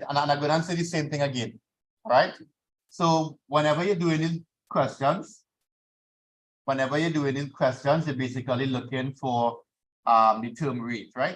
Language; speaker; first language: English; native; English